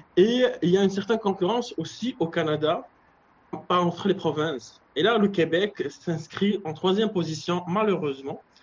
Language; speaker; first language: French; non-native, local second language; Arabic